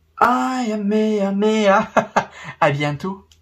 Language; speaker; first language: Spanish; non-native, learner; French